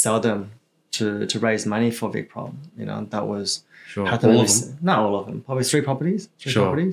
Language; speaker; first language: English; early bilingual, other home language; Chinese